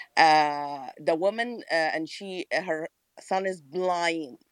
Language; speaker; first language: English; non-native, fluent; Arabic